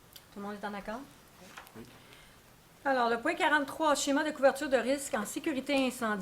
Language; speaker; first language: French; native; French